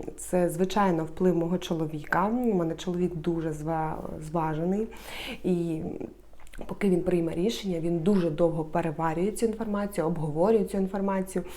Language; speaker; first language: Ukrainian; native; Ukrainian